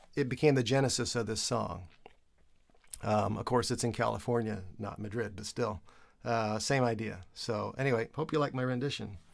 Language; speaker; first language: English; native; English